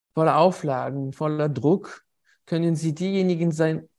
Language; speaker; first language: German; non-native, fluent; French